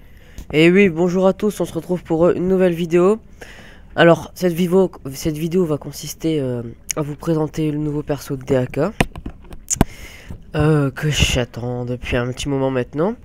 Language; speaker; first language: French; native; French